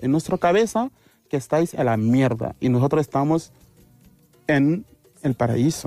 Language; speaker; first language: Spanish; non-native, fluent; Wolof